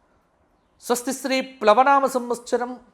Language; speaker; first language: Telugu; native; Telugu